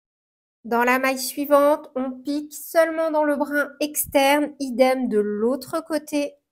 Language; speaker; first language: French; native; French